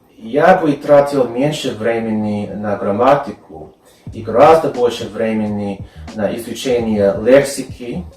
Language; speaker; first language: Russian; non-native, fluent; English